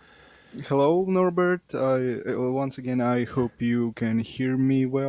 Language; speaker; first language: English; non-native, fluent; Russian